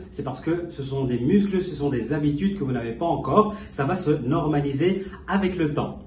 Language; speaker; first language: French; native; French